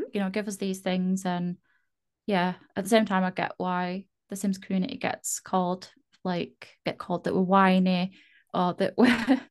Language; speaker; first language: English; native; English